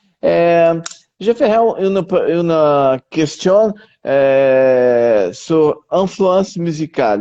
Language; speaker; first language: French; non-native, learner; Portuguese